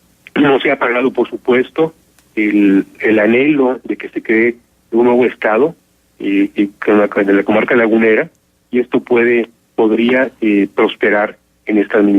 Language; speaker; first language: Spanish; native; Spanish